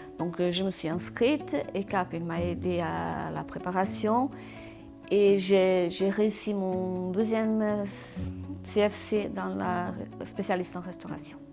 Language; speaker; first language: French; non-native, fluent; Portuguese